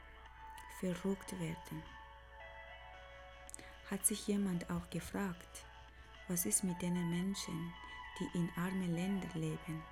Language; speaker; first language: German; non-native, fluent; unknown